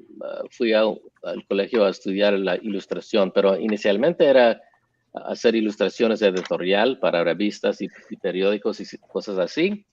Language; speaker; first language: Spanish; early bilingual, heritage; English